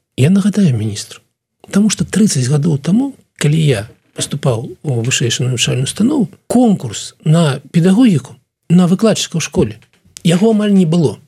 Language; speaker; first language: Belarusian; non-native, local second language; Russian